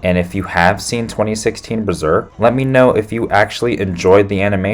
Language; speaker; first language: English; native; English